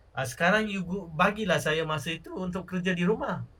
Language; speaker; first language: Malay; non-native, local second language; Tamil